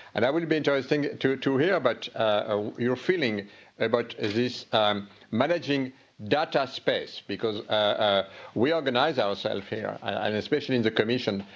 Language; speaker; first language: English; non-native, fluent; French